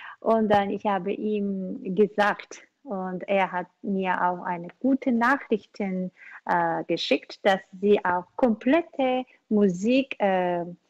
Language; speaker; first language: German; non-native, learner; Korean